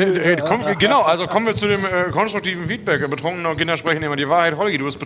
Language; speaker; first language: German; native; German